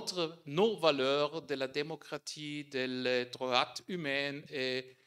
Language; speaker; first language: French; non-native, fluent; German